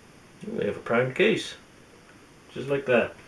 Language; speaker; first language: English; native; English